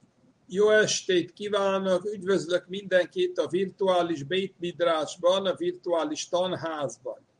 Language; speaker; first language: Hungarian; non-native, fluent; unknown